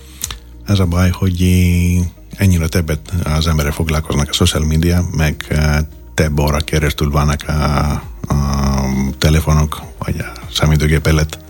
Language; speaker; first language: Hungarian; non-native, fluent; Greek